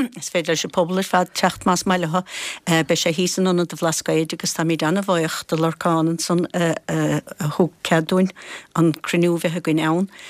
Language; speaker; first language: Irish; native; Irish